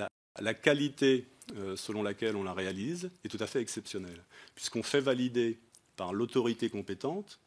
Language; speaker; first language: French; native; French